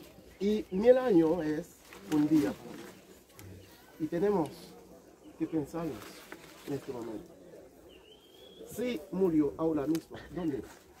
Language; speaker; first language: Spanish; non-native, learner; Haitian Creole